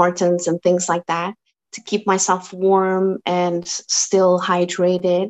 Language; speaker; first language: English; non-native, fluent; Portuguese